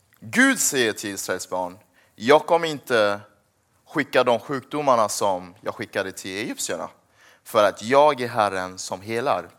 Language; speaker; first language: Swedish; early bilingual, other home language; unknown